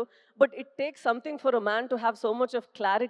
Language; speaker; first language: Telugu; non-native, fluent; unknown